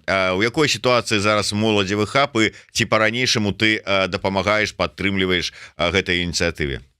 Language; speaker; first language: Belarusian; native; Belarusian